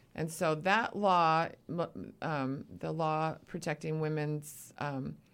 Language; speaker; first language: English; native; English